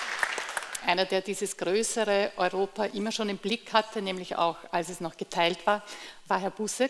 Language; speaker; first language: German; native; German